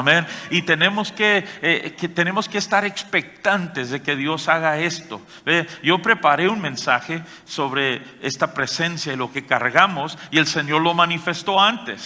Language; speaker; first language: Spanish; native; Spanish